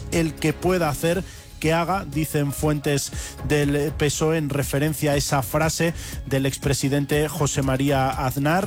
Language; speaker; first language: Spanish; native; Spanish